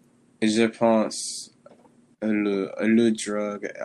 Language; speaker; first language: French; non-native, learner; English